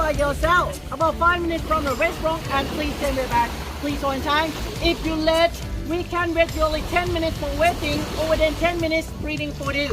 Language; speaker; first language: English; non-native, learner; Thai